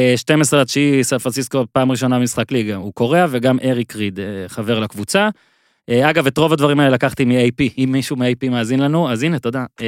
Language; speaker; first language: Hebrew; native; Hebrew